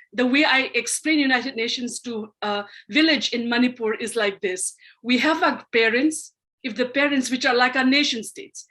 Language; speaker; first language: English; non-native, local second language; Manipuri